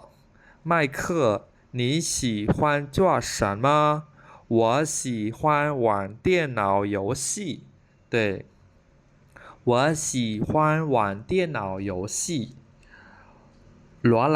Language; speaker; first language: Chinese; non-native, fluent; Khmer